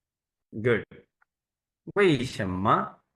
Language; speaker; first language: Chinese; non-native, fluent; Urdu